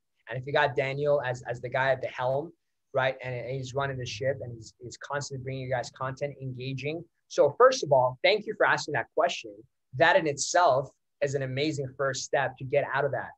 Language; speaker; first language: English; non-native, fluent; Persian